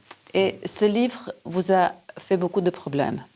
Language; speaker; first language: French; non-native, fluent; Serbian